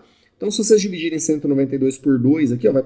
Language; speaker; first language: Portuguese; native; Portuguese